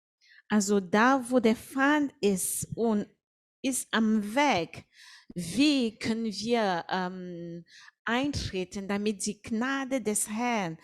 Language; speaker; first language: German; non-native, fluent; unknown